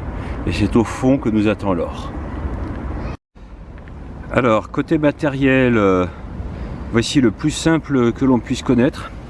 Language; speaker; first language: French; native; French